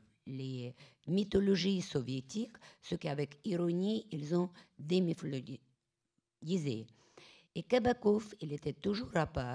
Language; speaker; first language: French; non-native, fluent; Russian